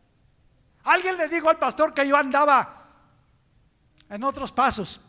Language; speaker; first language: Spanish; native; Spanish